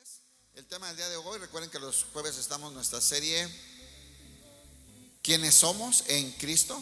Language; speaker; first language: Spanish; native; Spanish